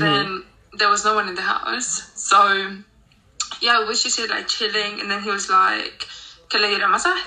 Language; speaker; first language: English; non-native, fluent; Spanish